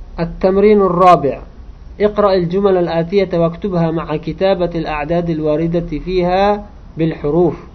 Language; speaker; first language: Arabic; non-native, fluent; Uzbek